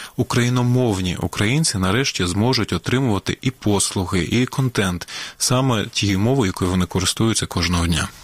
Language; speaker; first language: Ukrainian; non-native, local second language; Russian